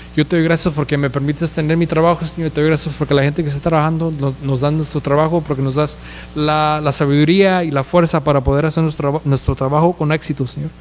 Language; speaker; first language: Spanish; early bilingual, heritage; Spanish